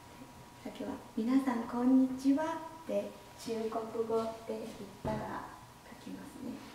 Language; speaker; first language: Japanese; non-native, fluent; Chinese